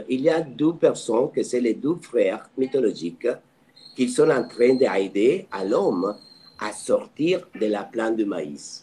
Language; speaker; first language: French; non-native, fluent; Spanish